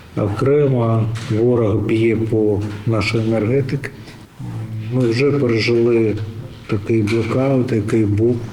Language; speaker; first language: Ukrainian; native; Ukrainian